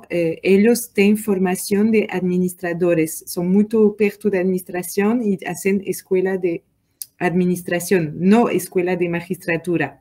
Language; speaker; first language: Portuguese; non-native, learner; French